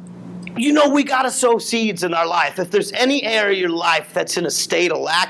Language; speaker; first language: English; native; English